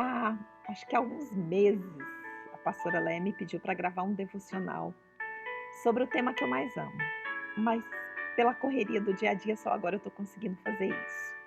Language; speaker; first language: Portuguese; native; Portuguese